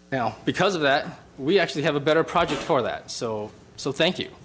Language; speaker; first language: English; native; English